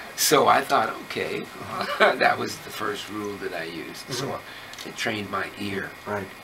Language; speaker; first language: English; native; English